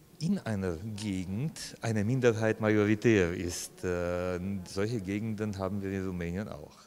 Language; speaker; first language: German; native; German